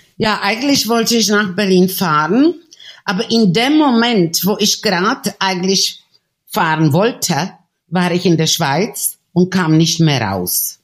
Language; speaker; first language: German; non-native, fluent; Czech